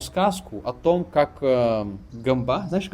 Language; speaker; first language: Russian; non-native, fluent; Portuguese